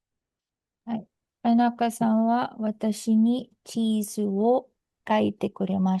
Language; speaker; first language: Japanese; non-native, learner; Filipino